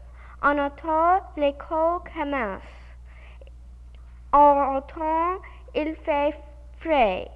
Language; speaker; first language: French; non-native, learner; English